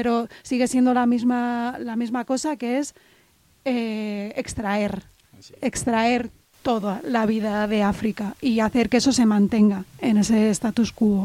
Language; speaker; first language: Spanish; native; Spanish